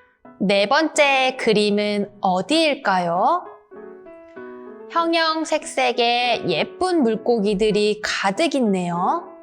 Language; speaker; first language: Korean; native; Korean